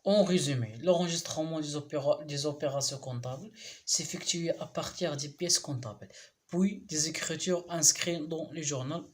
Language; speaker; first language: French; non-native, local second language; Arabic